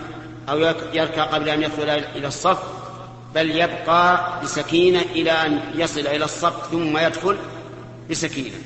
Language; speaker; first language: Arabic; native; Arabic